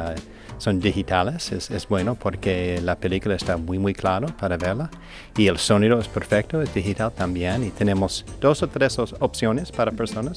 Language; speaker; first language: Spanish; non-native, learner; English